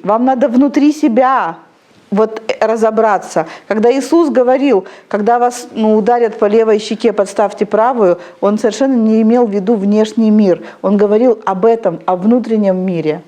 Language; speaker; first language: Russian; native; Russian